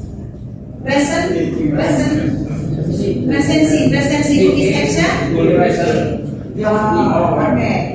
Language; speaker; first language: English; non-native, learner; Indonesian